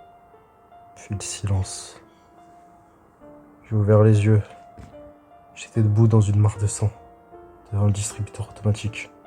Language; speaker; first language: French; native; French